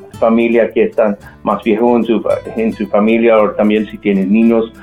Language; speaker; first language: Spanish; non-native, local second language; English